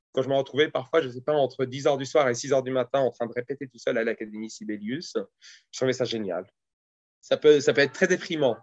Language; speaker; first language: French; early bilingual, other home language; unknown